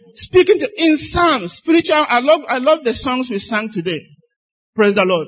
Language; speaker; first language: English; non-native, local second language; Igbo